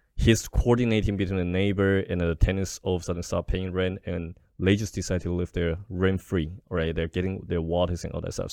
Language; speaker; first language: English; non-native, fluent; Chinese